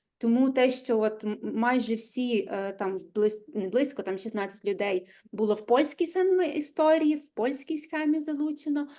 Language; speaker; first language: Ukrainian; native; Ukrainian